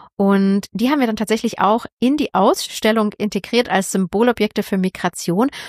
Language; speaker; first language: German; native; German